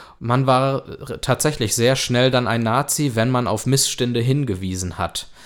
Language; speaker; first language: German; native; German